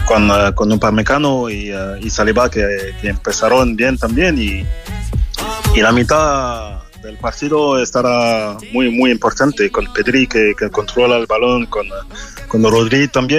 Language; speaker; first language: Spanish; non-native, fluent; French